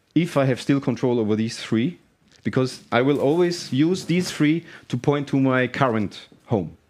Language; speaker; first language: English; non-native, fluent; German